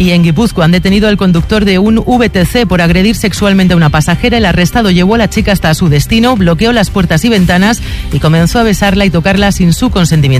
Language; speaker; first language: Spanish; native; Spanish